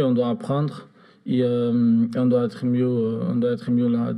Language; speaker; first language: French; non-native, fluent; Portuguese